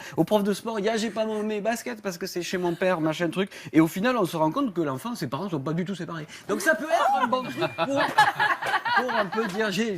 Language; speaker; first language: French; native; French